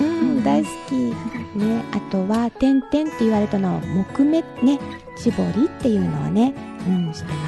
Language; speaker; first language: Japanese; native; Japanese